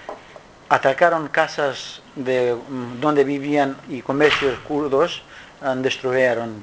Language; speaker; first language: Spanish; non-native, learner; Kurdish